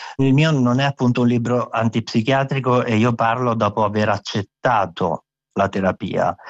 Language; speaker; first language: Italian; non-native, local second language; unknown